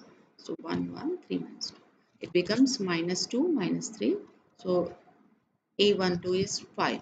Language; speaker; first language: English; non-native, local second language; Hindi